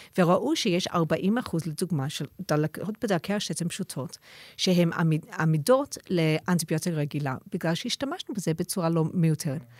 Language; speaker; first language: Hebrew; non-native, fluent; English